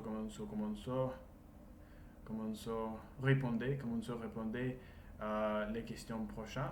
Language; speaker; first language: French; non-native, learner; Russian